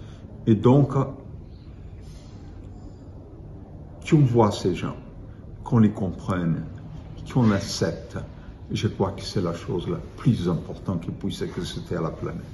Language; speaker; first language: French; non-native, fluent; Portuguese